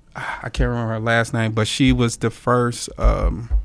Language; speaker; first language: English; native; English